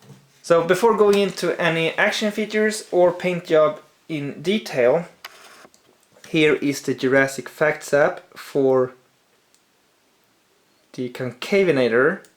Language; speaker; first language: English; non-native, fluent; Swedish